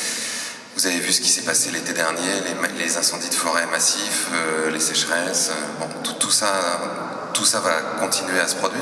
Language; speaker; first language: French; native; French